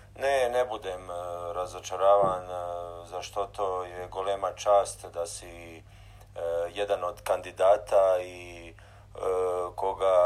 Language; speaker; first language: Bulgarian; non-native, learner; Croatian